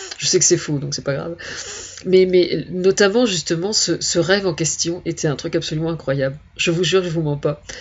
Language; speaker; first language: French; native; French